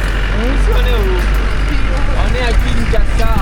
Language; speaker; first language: French; native; French